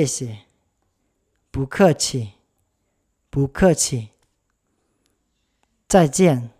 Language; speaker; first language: Chinese; non-native, fluent; Lao